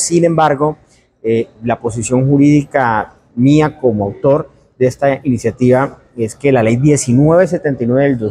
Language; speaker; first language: Spanish; native; Spanish